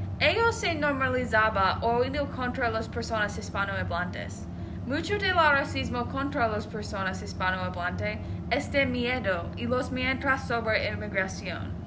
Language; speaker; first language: Spanish; non-native, learner; English